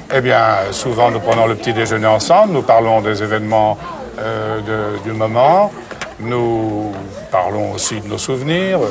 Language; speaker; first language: French; native; French